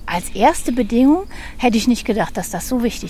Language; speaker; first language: German; native; German